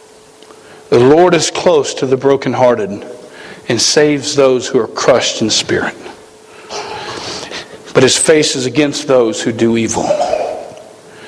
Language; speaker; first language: English; native; English